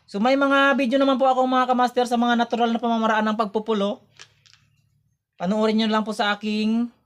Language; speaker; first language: Filipino; native; Filipino